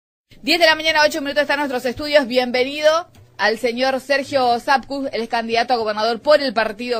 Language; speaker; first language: Spanish; native; Spanish